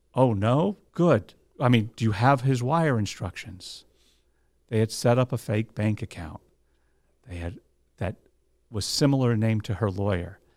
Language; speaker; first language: English; native; English